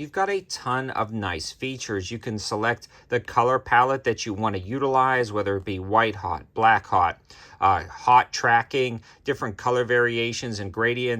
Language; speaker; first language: English; native; English